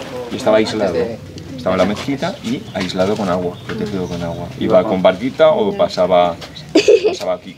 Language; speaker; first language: Spanish; native; Spanish